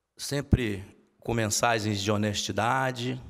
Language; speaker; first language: Portuguese; native; Portuguese